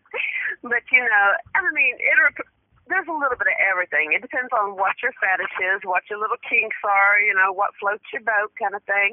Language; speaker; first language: English; native; English